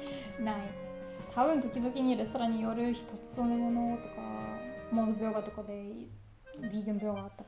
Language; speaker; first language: Japanese; non-native, learner; German